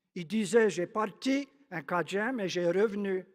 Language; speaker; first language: French; native; French